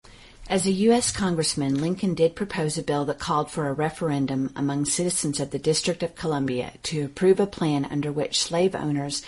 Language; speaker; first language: English; native; English